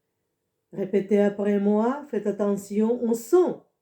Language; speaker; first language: French; non-native, fluent; Russian